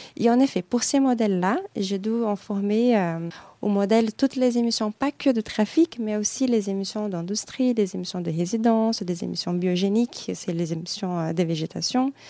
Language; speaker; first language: French; non-native, fluent; Portuguese